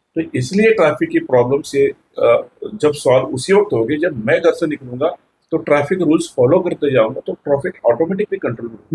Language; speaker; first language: Hindi; non-native, local second language; Marathi